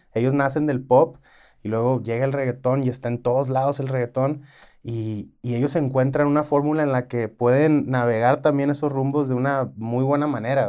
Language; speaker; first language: Spanish; native; Spanish